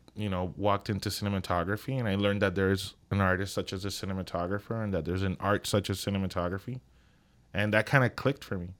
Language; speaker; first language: English; non-native, fluent; Spanish